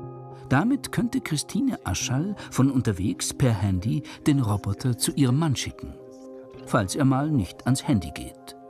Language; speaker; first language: German; native; German